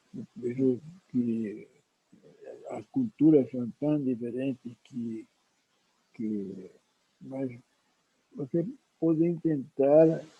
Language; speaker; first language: Portuguese; non-native, fluent; Spanish